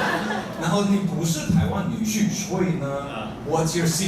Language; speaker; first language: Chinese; early bilingual, heritage; English